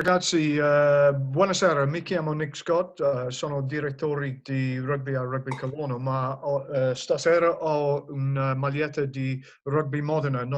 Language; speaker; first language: Italian; non-native, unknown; English